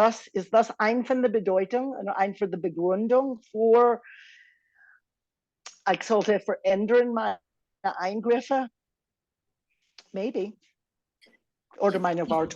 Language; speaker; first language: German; non-native, fluent; English